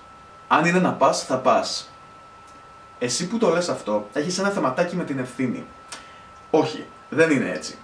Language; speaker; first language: Greek; native; Greek